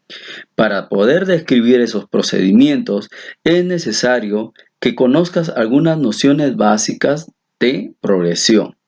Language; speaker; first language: Spanish; native; Spanish